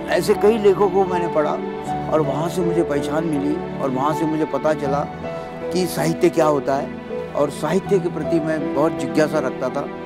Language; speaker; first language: Hindi; non-native, local second language; Marathi